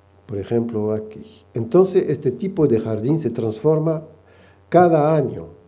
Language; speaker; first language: Spanish; non-native, fluent; French